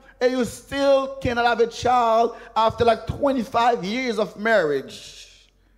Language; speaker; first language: English; non-native, fluent; Haitian Creole